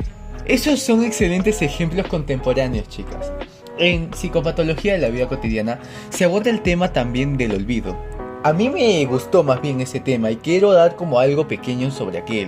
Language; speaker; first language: Spanish; native; Spanish